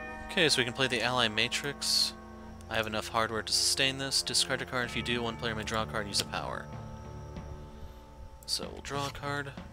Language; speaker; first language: English; native; English